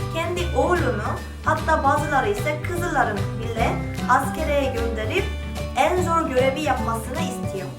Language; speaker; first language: Turkish; non-native, fluent; Korean